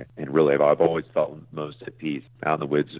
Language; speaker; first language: English; native; English